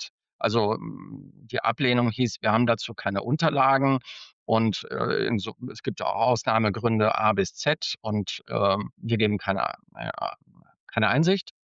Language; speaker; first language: German; native; German